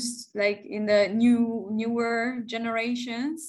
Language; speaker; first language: English; non-native, fluent; Italian